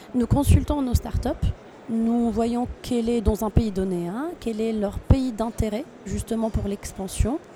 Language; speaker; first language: French; non-native, local second language; Arabic